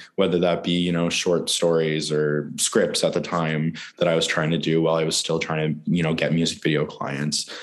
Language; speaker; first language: English; native; English